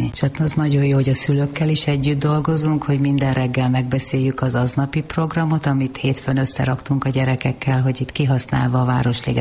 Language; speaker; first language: Hungarian; native; Hungarian